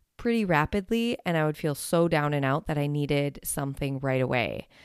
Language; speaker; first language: English; native; English